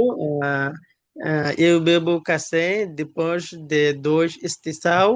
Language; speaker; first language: Portuguese; non-native, learner; Bangla